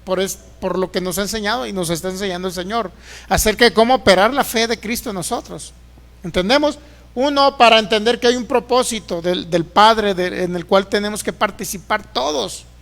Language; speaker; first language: Spanish; native; Spanish